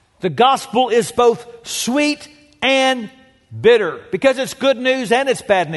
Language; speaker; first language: English; native; English